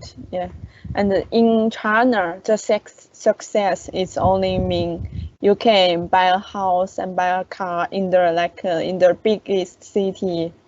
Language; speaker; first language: English; non-native, learner; Chinese